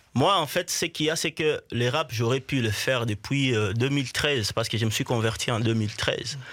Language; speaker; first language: French; non-native, local second language; Swahili